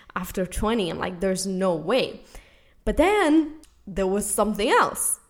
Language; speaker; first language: English; non-native, fluent; Spanish